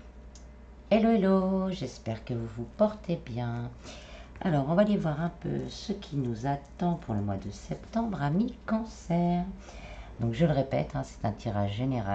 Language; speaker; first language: French; native; French